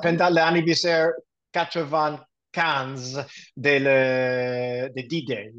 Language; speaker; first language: French; non-native, learner; English